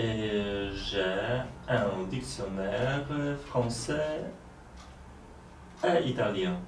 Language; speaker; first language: French; non-native, learner; Polish